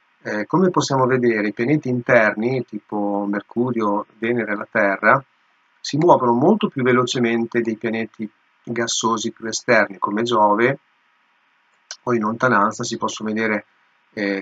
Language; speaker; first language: Italian; native; Italian